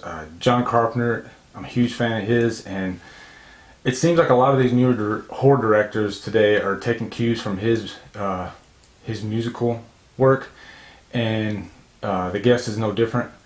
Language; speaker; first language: English; native; English